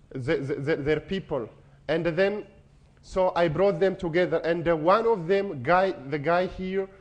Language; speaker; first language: English; non-native, fluent; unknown